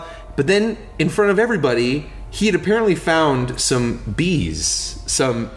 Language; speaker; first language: English; native; English